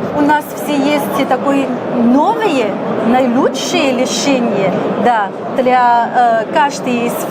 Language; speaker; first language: Russian; non-native, learner; Chinese